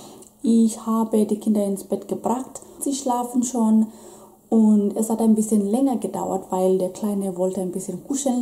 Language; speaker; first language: German; non-native, fluent; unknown